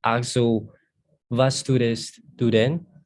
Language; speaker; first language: German; non-native, learner; Filipino